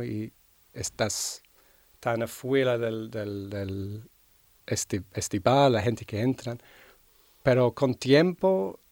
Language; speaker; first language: Spanish; non-native, fluent; English